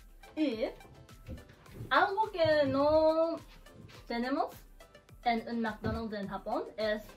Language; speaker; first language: Spanish; non-native, learner; Japanese